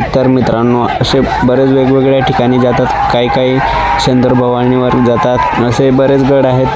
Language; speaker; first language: Marathi; non-native, local second language; Kukna